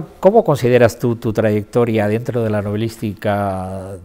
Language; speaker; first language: Spanish; native; Spanish